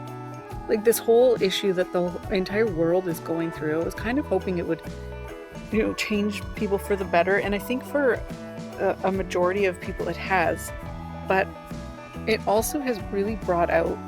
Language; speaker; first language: English; native; English